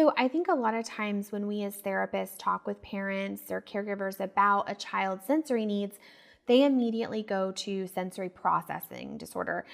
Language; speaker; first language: English; native; English